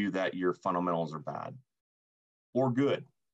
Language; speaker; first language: English; native; English